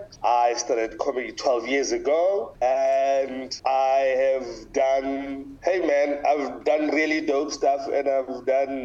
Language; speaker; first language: English; non-native, local second language; Tswana